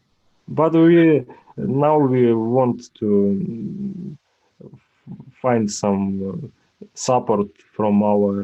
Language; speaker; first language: English; non-native, learner; Ukrainian